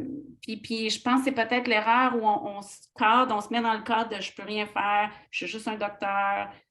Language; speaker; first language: French; native; French